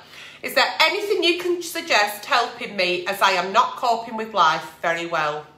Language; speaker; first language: English; native; English